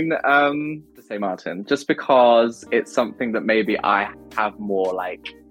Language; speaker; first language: English; native; English